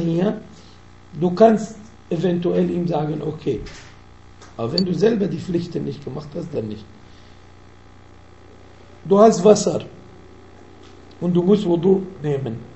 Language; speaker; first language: German; non-native, fluent; Arabic